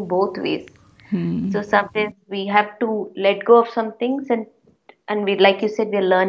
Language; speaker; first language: English; non-native, local second language; Tamil